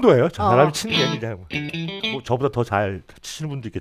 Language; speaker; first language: Korean; native; Korean